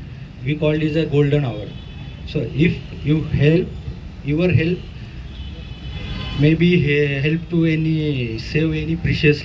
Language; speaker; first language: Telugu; non-native, learner; Hindi